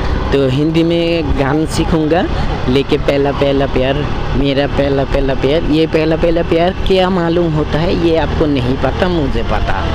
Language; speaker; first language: Hindi; non-native, learner; Bangla